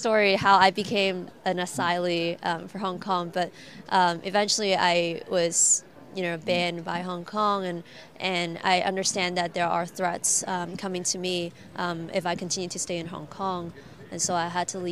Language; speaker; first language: English; non-native, local second language; Cantonese